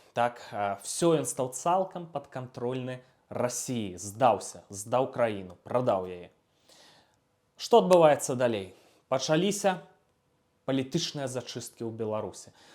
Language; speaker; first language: Belarusian; non-native, local second language; Russian